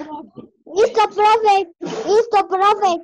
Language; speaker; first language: Spanish; native; Spanish